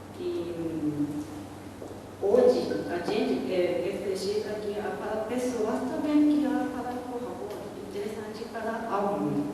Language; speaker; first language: Portuguese; non-native, learner; Japanese